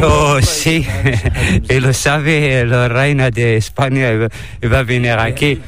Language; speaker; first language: Spanish; non-native, learner; Arabic